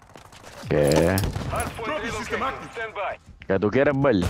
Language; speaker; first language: Spanish; native; Spanish